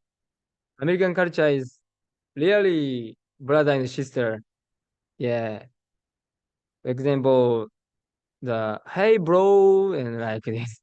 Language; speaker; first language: English; non-native, learner; Japanese